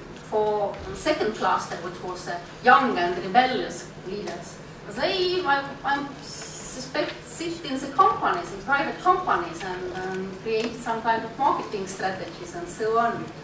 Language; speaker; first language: English; non-native, fluent; Estonian